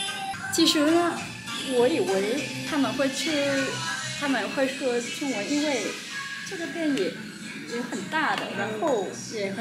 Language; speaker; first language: Chinese; non-native, fluent; Vietnamese